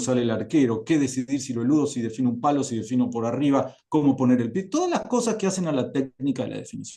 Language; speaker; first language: Spanish; native; Spanish